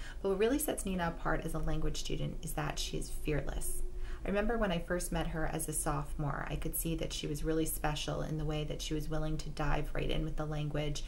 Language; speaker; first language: English; native; English